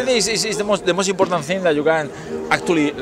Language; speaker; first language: English; non-native, learner; Spanish